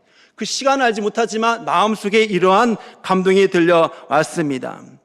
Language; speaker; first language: Korean; native; Korean